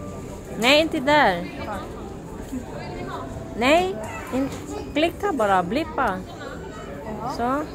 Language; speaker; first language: Swedish; non-native, learner; Filipino